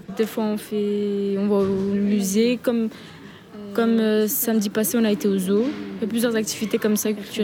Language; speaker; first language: French; native; French